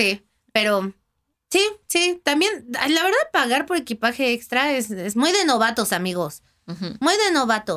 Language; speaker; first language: Spanish; native; Spanish